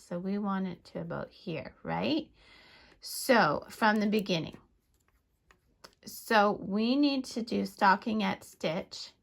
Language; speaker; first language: English; native; English